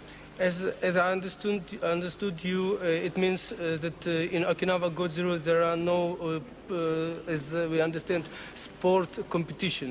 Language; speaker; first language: English; non-native, fluent; Russian